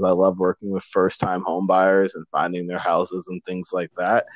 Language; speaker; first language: English; native; English